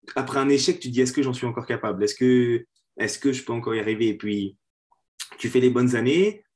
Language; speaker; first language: French; native; French